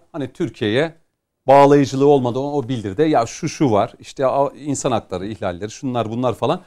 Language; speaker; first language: Turkish; native; Turkish